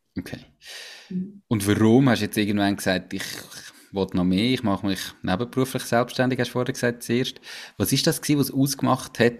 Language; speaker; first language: German; native; German